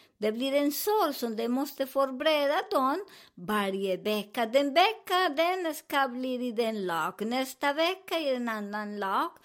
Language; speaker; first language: Swedish; non-native, learner; Spanish